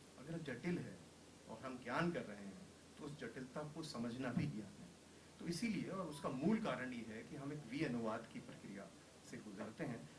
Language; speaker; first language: Hindi; native; Hindi